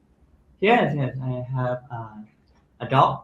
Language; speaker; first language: English; non-native, learner; Thai